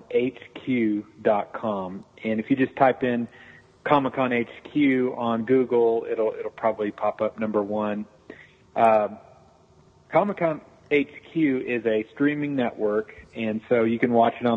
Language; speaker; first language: English; native; English